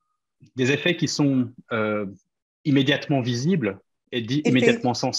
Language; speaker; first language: French; native; French